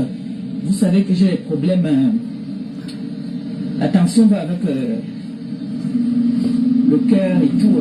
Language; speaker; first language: French; non-native, local second language; Lingala